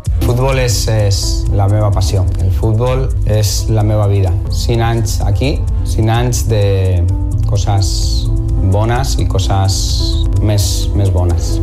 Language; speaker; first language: Catalan; non-native, learner; Spanish